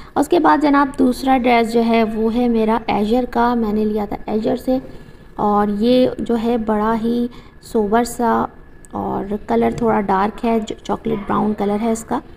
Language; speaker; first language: Urdu; native; Urdu